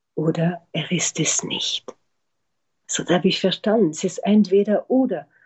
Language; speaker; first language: German; non-native, fluent; French